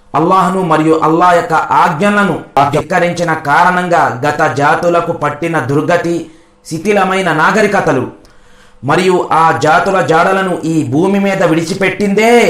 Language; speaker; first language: Telugu; non-native, local second language; Urdu